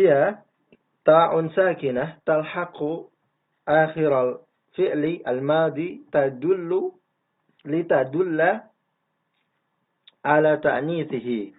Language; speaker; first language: Arabic; non-native, fluent; Indonesian